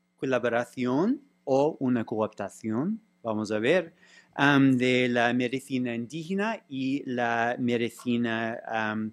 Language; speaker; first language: Spanish; non-native, fluent; English